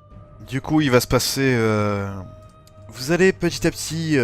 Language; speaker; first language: French; native; French